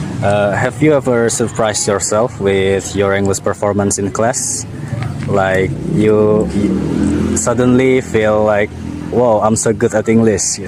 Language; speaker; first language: English; non-native, learner; Indonesian